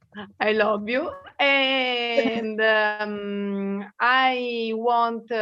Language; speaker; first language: English; non-native, learner; Italian